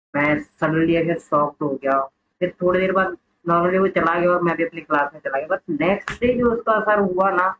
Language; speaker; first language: Hindi; native; Hindi